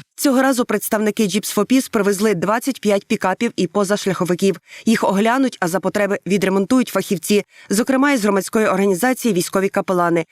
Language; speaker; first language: Ukrainian; native; Ukrainian